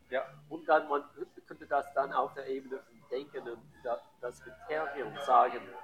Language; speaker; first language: German; non-native, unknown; English